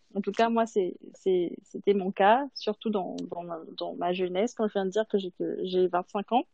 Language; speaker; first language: French; non-native, local second language; Malagasy